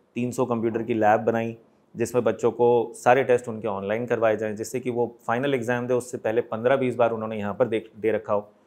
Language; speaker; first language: Hindi; native; Hindi